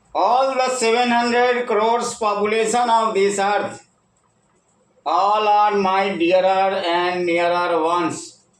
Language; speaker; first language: English; non-native, local second language; Hindi